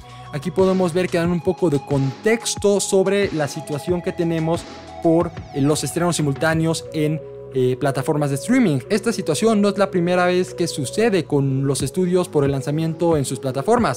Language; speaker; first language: Spanish; native; Spanish